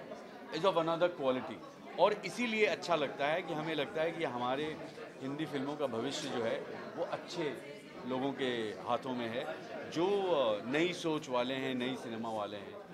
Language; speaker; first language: Hindi; native; Hindi